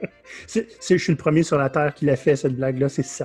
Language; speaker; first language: French; native; French